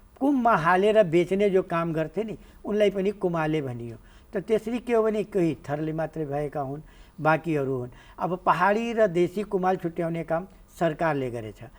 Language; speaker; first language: Nepali; non-native, local second language; Awadhi